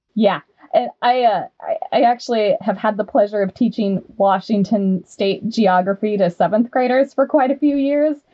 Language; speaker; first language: English; native; English